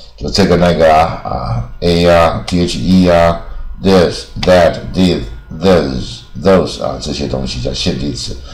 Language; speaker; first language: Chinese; native; Chinese